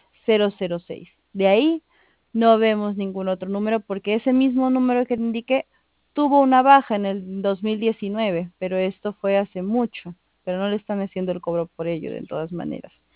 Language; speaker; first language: Spanish; native; Spanish